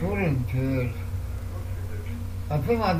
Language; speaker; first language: Estonian; non-native, local second language; Russian